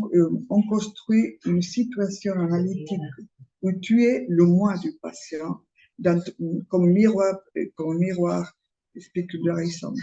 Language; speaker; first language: French; non-native, fluent; Spanish